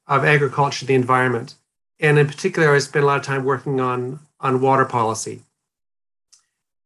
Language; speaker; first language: English; native; English